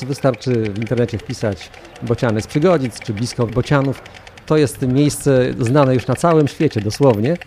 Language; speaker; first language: Polish; native; Polish